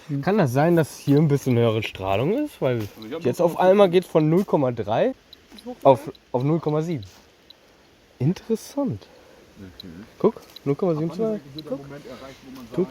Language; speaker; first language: German; native; German